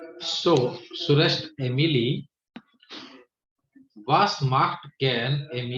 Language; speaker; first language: German; non-native, fluent; Hindi